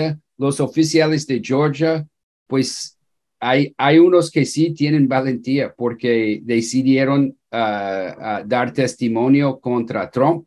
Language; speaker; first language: Spanish; non-native, fluent; English